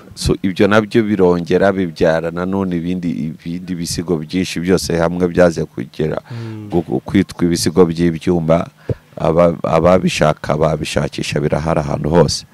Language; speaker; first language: Kinyarwanda; native; Kinyarwanda